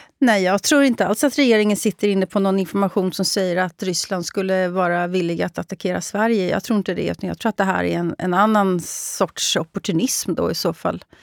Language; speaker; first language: Swedish; native; Swedish